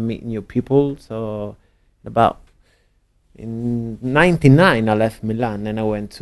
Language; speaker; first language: English; non-native, fluent; Italian